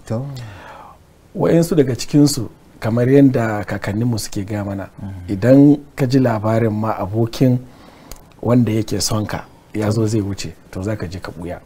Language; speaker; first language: Hausa; non-native, local second language; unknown